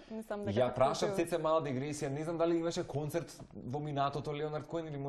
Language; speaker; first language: Macedonian; native; Macedonian